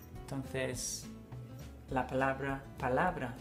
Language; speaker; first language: Spanish; non-native, fluent; English